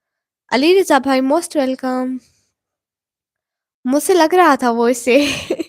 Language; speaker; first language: Hindi; non-native, local second language; Punjabi